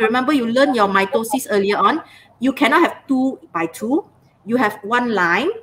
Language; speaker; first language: English; non-native, local second language; Malay